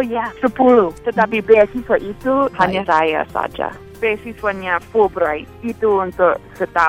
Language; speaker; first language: Indonesian; non-native, fluent; English